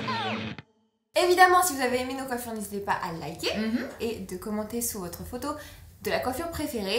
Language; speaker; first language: French; native; French